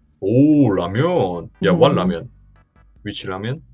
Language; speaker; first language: English; non-native, learner; Korean